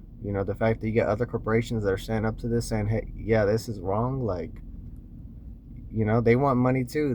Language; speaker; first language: English; native; English